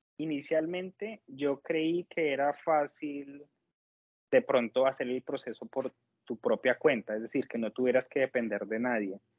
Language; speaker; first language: Spanish; native; Spanish